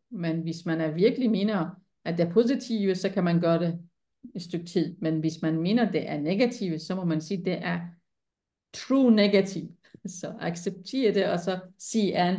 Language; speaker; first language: Danish; non-native, fluent; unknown